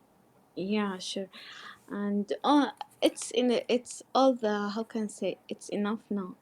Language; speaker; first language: English; non-native, learner; Arabic